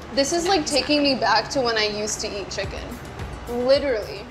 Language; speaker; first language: English; native; English